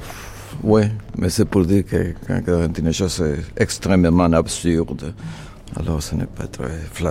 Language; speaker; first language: French; non-native, fluent; Spanish